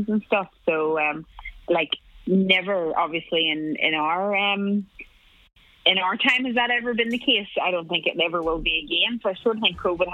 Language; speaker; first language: English; native; English